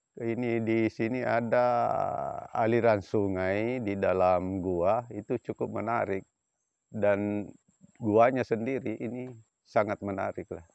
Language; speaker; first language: Indonesian; non-native, local second language; Buginese